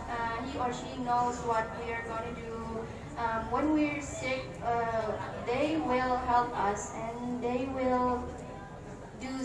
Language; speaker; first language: English; non-native, learner; Indonesian